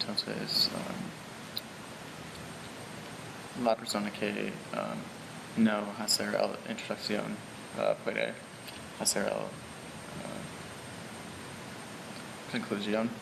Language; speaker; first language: Spanish; non-native, learner; English